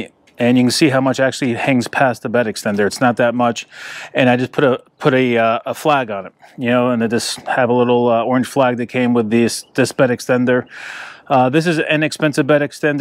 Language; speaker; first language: English; native; English